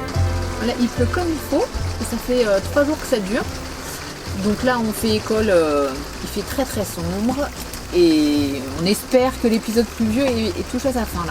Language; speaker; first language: French; native; French